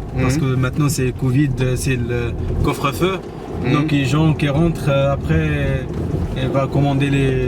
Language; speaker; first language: French; non-native, learner; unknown